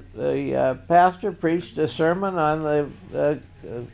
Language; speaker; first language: English; native; English